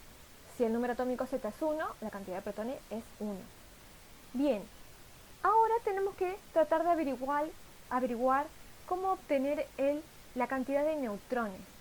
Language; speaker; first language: Spanish; native; Spanish